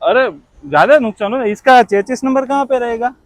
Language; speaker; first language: Hindi; non-native, local second language; Gujarati